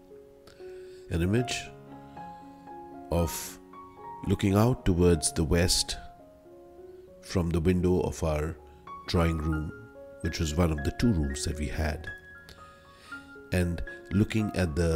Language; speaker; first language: English; non-native, local second language; Hindi